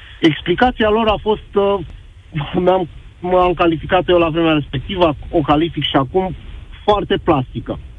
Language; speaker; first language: Romanian; native; Romanian